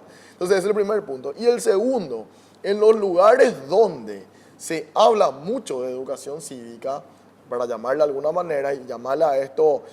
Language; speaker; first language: Spanish; native; Spanish